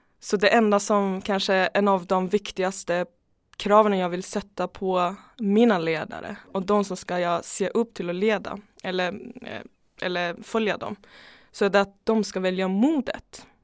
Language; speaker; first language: Swedish; non-native, fluent; Persian